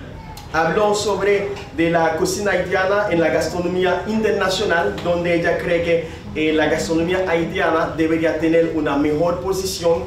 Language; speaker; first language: Spanish; non-native, fluent; Haitian Creole